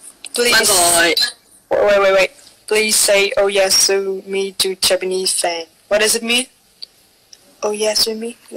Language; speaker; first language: English; non-native, learner; Vietnamese